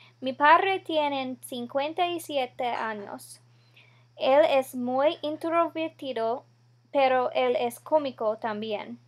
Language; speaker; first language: Spanish; non-native, learner; English